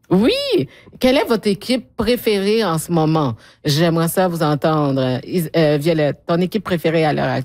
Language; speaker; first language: French; native; French